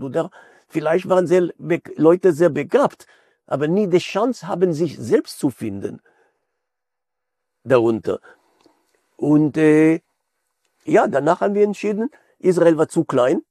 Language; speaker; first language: German; non-native, fluent; Hebrew